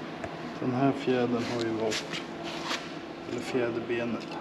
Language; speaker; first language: Swedish; native; Swedish